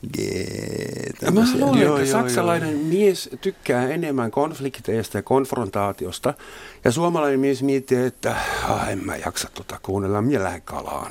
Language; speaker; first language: Finnish; non-native, fluent; German